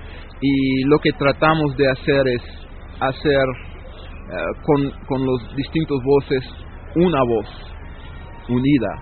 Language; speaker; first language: Spanish; non-native, fluent; English